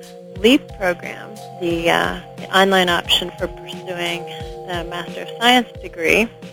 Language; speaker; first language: English; native; English